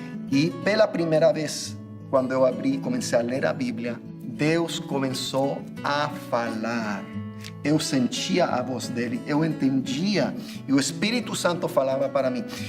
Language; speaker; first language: Portuguese; non-native, fluent; English